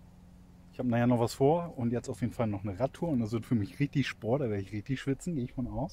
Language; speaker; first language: German; native; German